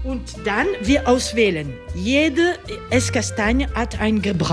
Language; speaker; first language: German; non-native, learner; French